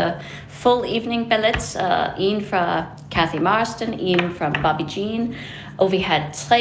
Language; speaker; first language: Danish; non-native, fluent; English